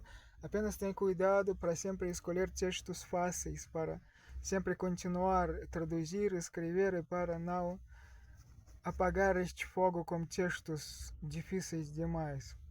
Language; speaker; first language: Portuguese; non-native, learner; Russian